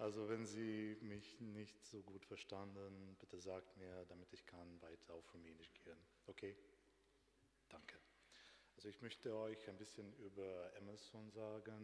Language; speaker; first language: German; non-native, fluent; Romanian